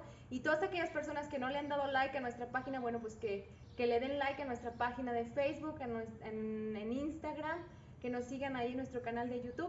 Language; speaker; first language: Spanish; native; Spanish